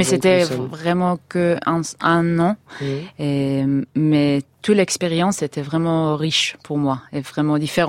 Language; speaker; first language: French; non-native, learner; Hebrew